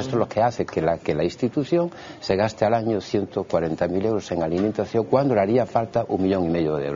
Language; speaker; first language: Spanish; native; Spanish